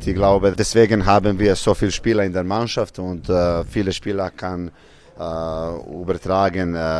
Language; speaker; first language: German; non-native, fluent; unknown